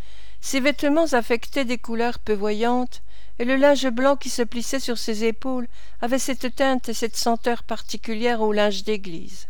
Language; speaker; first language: French; native; French